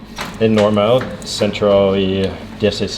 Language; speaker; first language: Portuguese; non-native, learner; English